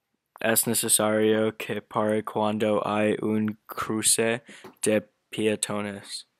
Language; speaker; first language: Spanish; non-native, learner; English